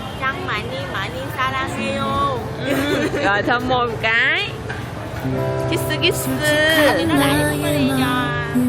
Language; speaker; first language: Korean; non-native, learner; Vietnamese